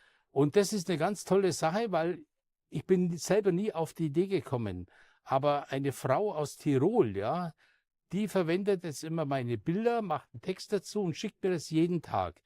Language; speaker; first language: German; native; German